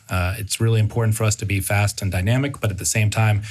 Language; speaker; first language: English; native; English